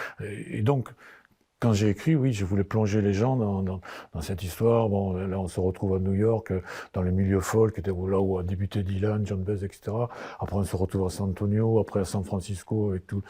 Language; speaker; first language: French; native; French